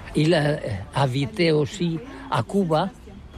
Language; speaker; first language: French; non-native, learner; Catalan